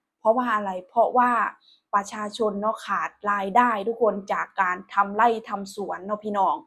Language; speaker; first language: Thai; non-native, local second language; Northeastern Thai